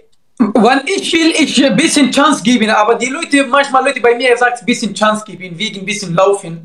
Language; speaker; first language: German; non-native, learner; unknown